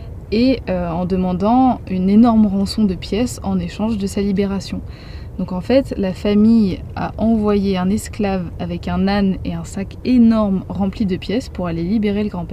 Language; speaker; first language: French; native; French